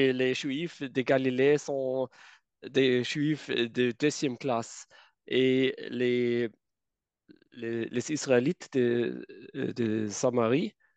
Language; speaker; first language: French; non-native, fluent; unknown